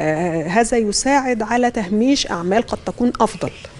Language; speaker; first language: Arabic; native; Arabic